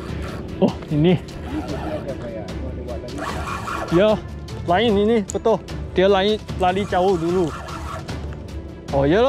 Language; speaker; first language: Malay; non-native, local second language; Chinese